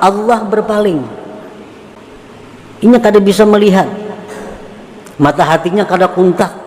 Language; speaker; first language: Indonesian; non-native, local second language; Banjar